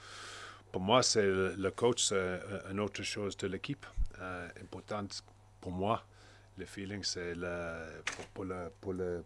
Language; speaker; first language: French; non-native, learner; English